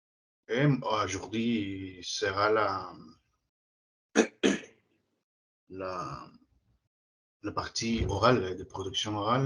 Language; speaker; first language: French; non-native, fluent; Spanish